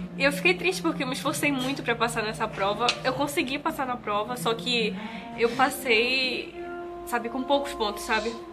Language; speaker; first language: Portuguese; native; Portuguese